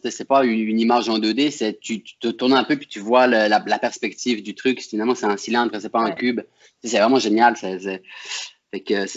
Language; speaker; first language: French; native; French